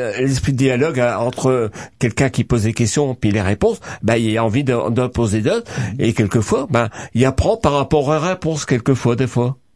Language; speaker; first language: French; native; French